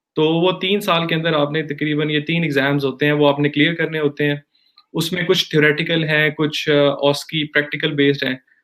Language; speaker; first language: Urdu; non-native, local second language; Punjabi